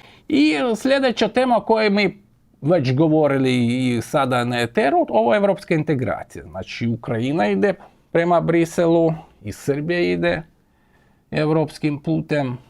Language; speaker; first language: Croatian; non-native, fluent; Ukrainian